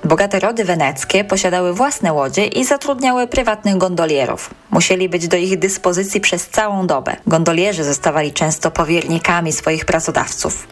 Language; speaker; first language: Polish; native; Polish